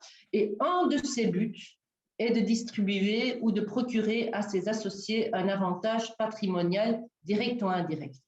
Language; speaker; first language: French; native; French